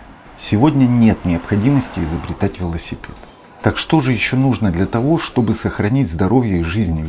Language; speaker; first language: Russian; native; Russian